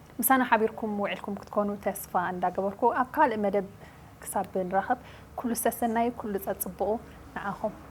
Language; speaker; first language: Tigrinya; native; Tigrinya